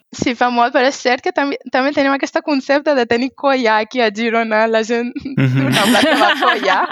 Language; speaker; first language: Catalan; non-native, fluent; Persian